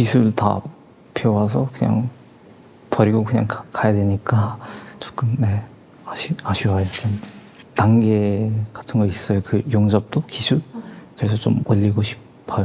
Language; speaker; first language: Korean; non-native, fluent; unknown